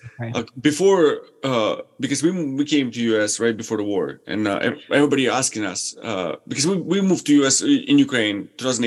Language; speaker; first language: English; non-native, fluent; Ukrainian